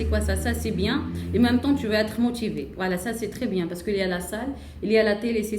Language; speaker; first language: French; non-native, learner; Arabic